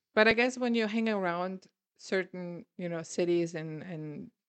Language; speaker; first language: English; non-native, fluent; German